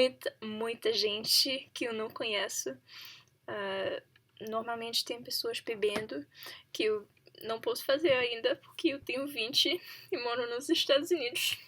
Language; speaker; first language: Portuguese; non-native, learner; English